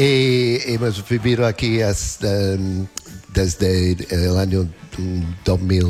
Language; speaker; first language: Spanish; non-native, learner; English